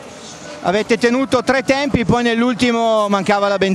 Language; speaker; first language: Italian; native; Italian